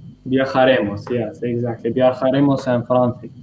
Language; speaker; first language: Spanish; non-native, learner; English